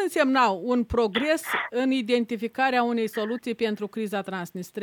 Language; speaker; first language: Romanian; native; Romanian